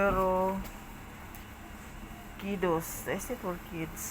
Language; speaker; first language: Dutch; non-native, learner; Filipino